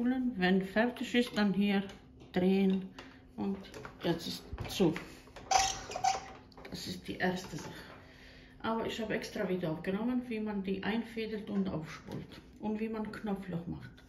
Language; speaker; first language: German; non-native, learner; Croatian